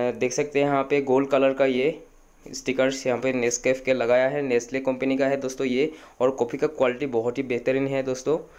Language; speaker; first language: Hindi; native; Hindi